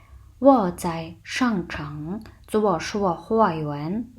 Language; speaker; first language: Chinese; non-native, fluent; Mongolian